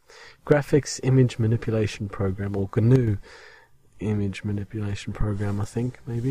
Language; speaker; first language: English; native; English